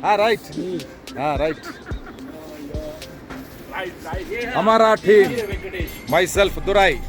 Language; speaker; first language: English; non-native, local second language; Tamil